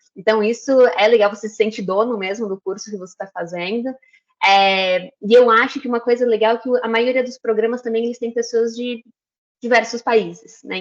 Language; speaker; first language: Portuguese; native; Portuguese